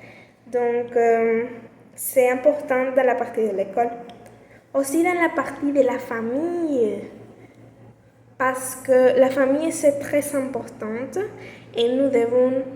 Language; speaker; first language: French; non-native, learner; Spanish